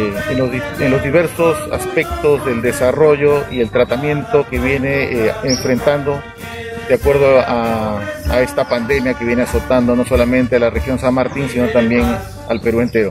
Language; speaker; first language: Spanish; native; Spanish